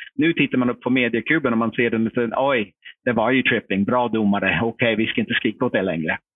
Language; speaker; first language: Swedish; non-native, fluent; English